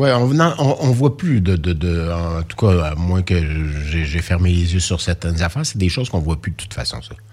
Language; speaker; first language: French; native; French